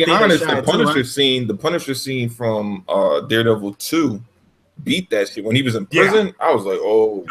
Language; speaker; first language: English; native; English